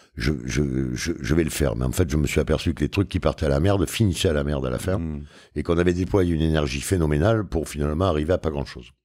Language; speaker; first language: French; native; French